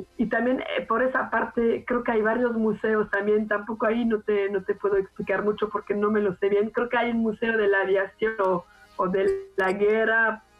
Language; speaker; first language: Spanish; non-native, fluent; French